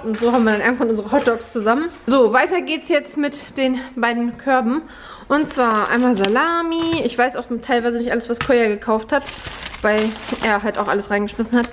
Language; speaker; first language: German; native; German